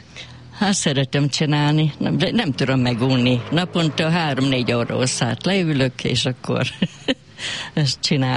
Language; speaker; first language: Hungarian; native; Hungarian